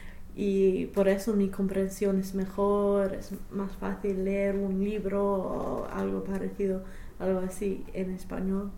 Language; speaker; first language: Spanish; non-native, fluent; English